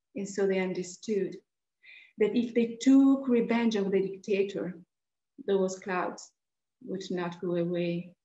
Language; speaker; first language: English; non-native, fluent; Italian